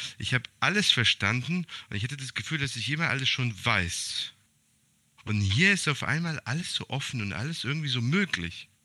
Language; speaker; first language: German; early bilingual, other home language; Serbian